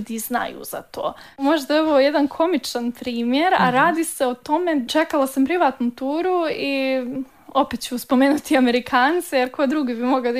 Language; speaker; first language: Serbian; native; Serbian